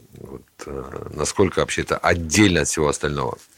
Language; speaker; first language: Russian; native; Russian